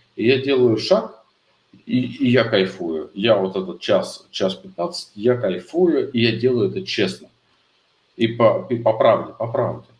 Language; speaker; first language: Russian; native; Russian